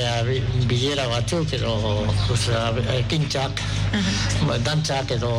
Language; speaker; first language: Basque; non-native, local second language; Spanish